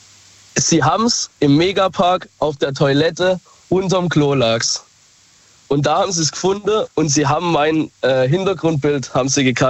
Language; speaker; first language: German; native; German